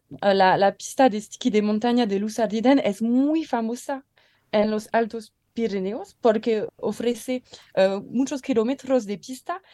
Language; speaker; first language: Spanish; non-native, learner; French